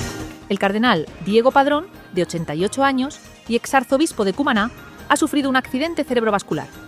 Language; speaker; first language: Spanish; native; Spanish